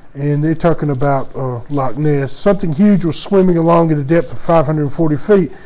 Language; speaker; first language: English; native; English